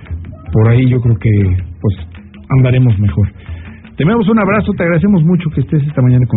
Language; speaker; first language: Spanish; native; Spanish